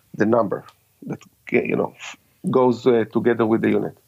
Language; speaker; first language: English; non-native, fluent; Hebrew